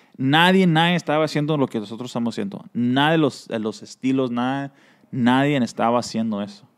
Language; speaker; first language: Spanish; early bilingual, heritage; Spanish